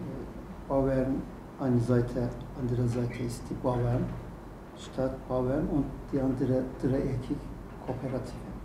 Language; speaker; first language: German; non-native, learner; Turkish